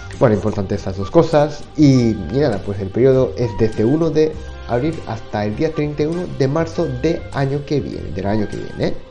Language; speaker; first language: Spanish; non-native, fluent; Japanese